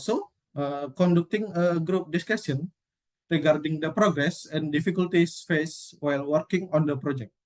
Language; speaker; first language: English; non-native, learner; Indonesian